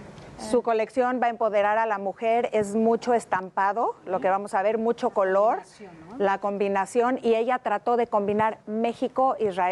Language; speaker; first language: Spanish; native; Spanish